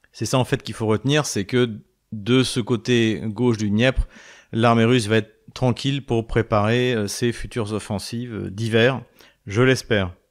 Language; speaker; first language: French; native; French